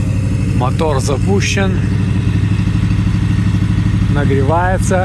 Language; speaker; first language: Russian; native; Russian